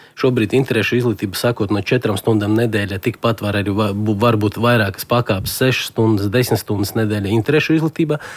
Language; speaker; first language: Latvian; non-native, local second language; Russian